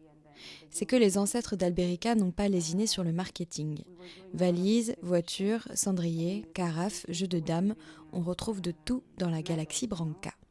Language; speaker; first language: French; native; French